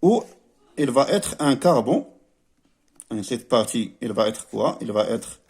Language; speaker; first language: French; non-native, local second language; Arabic